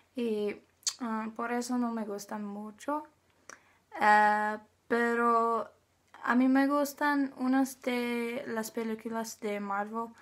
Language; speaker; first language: Spanish; non-native, learner; English